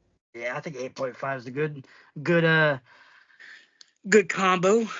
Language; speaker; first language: English; native; English